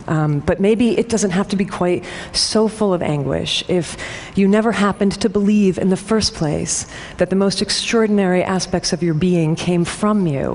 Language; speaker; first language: English; native; English